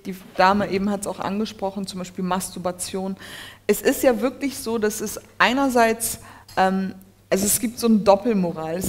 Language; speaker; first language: German; early bilingual, other home language; Turkish